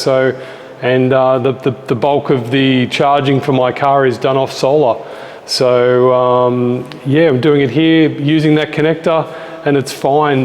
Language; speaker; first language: English; native; English